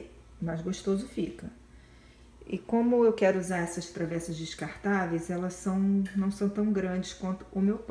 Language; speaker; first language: Portuguese; native; Portuguese